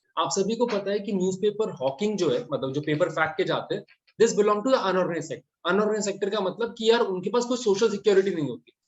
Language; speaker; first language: Hindi; native; Hindi